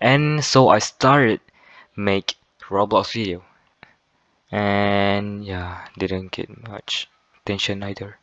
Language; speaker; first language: English; non-native, fluent; Malay